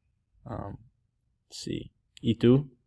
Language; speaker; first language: Spanish; non-native, learner; English